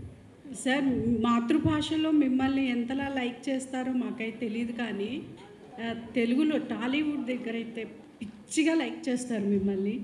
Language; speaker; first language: Telugu; native; Telugu